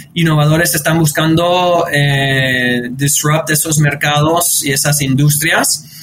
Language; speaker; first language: Spanish; early bilingual, heritage; Spanish